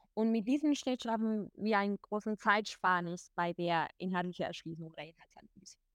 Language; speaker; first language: German; non-native, fluent; Spanish